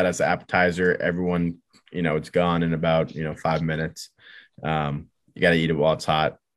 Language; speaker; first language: English; native; English